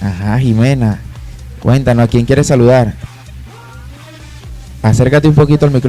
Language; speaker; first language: Spanish; native; Spanish